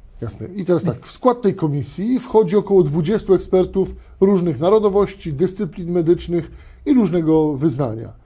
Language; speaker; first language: Polish; native; Polish